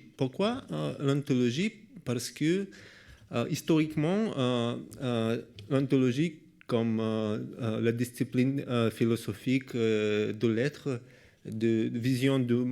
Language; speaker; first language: French; non-native, learner; Russian